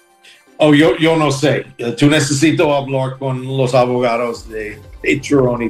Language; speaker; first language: Spanish; non-native, learner; English